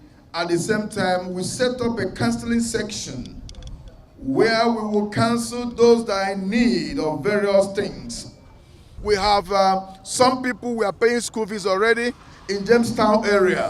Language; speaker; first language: English; non-native, local second language; Igbo